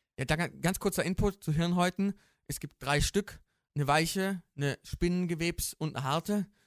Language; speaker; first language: German; native; German